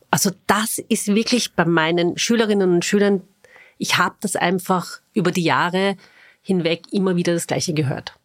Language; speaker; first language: German; native; German